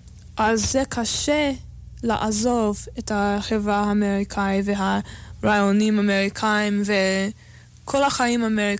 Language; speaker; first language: Hebrew; non-native, fluent; English